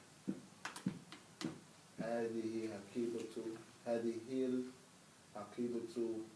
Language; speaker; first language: Arabic; non-native, learner; English